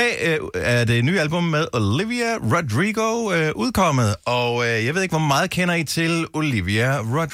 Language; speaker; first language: Danish; native; Danish